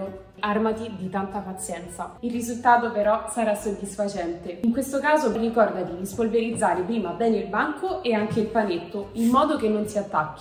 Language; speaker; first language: Italian; native; Italian